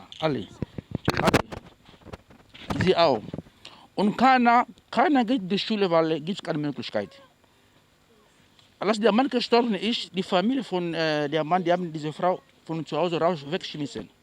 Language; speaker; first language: German; non-native, learner; Portuguese